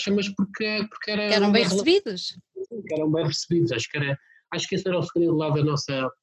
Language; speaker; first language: Portuguese; native; Portuguese